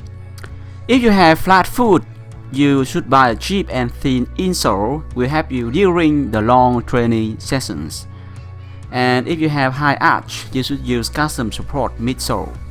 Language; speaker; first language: English; non-native, fluent; Vietnamese